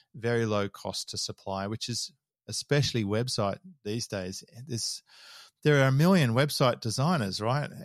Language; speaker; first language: English; native; English